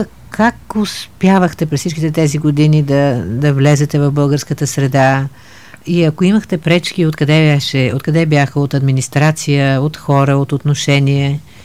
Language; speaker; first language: Bulgarian; native; Bulgarian